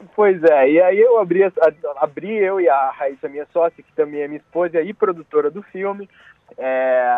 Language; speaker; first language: Portuguese; native; Portuguese